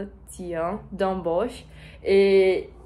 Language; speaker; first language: French; non-native, learner; Portuguese